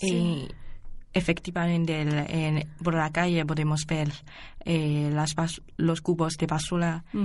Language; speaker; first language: Spanish; non-native, learner; Chinese